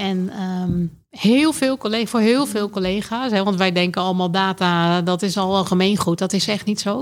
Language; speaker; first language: Dutch; native; Dutch